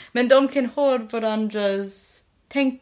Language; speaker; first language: Swedish; non-native, learner; English